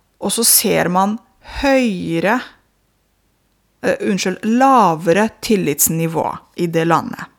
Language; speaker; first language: Norwegian; non-native, fluent; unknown